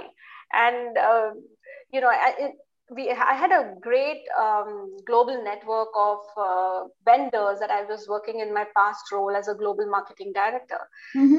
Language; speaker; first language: English; non-native, local second language; Hindi